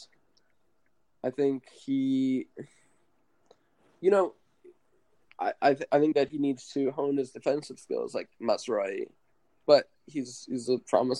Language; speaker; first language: English; native; English